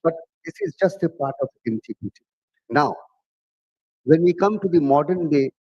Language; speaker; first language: English; non-native, local second language; Bhojpuri